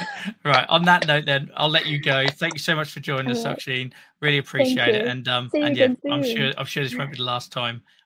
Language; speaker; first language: English; native; English